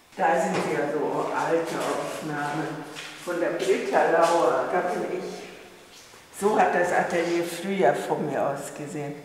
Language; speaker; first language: German; non-native, fluent; Hungarian